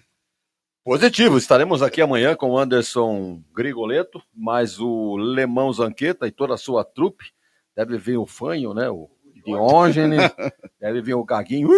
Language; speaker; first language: Portuguese; native; Portuguese